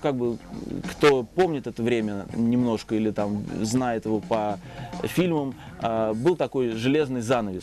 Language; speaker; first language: Russian; native; Russian